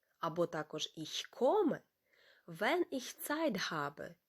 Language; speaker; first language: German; non-native, fluent; Ukrainian